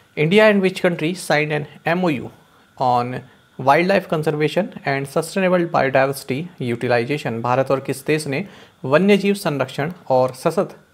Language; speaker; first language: Hindi; native; Hindi